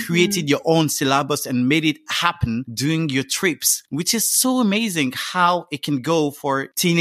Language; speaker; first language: English; non-native, fluent; French